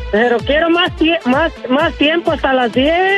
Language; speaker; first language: Spanish; native; Spanish